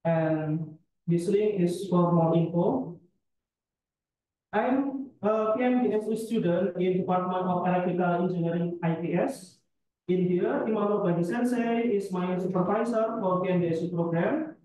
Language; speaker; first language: English; non-native, fluent; Indonesian